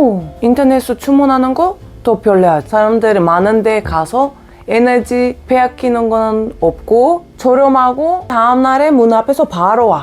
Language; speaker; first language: Korean; non-native, fluent; Bulgarian